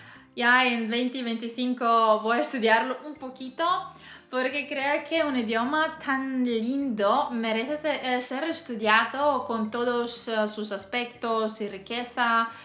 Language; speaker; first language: Spanish; non-native, fluent; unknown